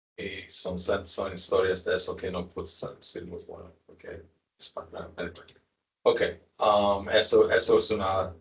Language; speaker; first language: Spanish; non-native, learner; English